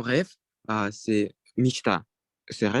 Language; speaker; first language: French; non-native, learner; Russian